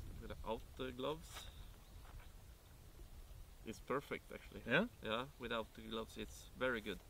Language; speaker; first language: English; non-native, fluent; Norwegian